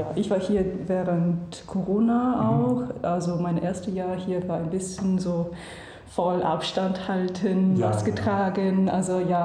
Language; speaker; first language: German; non-native, learner; English